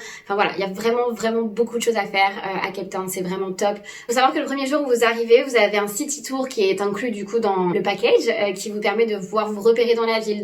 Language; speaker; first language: French; native; French